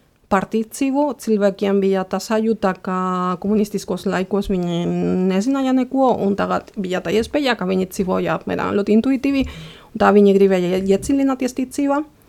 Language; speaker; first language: Latvian; non-native, fluent; Spanish